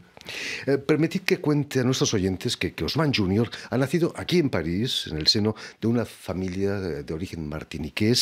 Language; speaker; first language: Spanish; native; Spanish